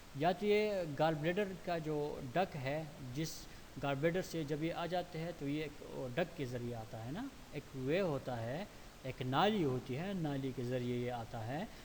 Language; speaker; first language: Urdu; non-native, local second language; Pashto